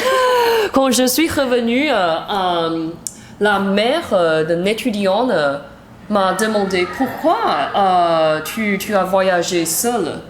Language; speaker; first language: French; non-native, learner; Chinese